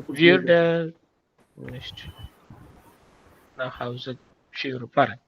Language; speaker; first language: German; non-native, learner; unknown